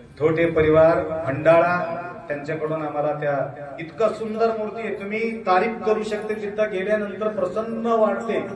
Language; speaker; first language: Marathi; non-native, local second language; Kannada